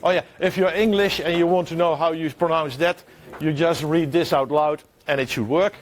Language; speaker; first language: English; non-native, fluent; Dutch